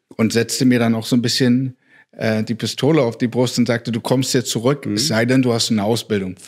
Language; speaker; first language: German; native; German